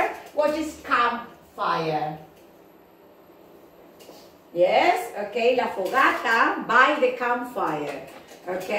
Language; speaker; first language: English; non-native, fluent; Spanish